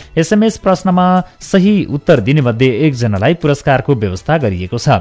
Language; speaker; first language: Nepali; native; Nepali